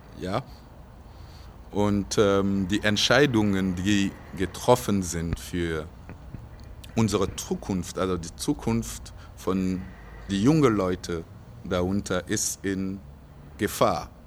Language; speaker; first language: German; non-native, fluent; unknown